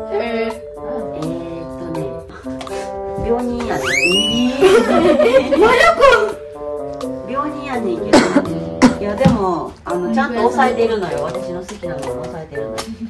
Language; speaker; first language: Japanese; native; Japanese